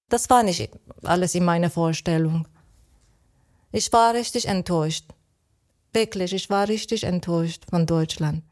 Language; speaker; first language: German; non-native, fluent; Persian